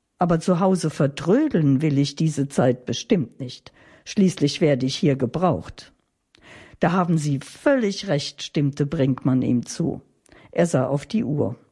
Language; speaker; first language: German; native; German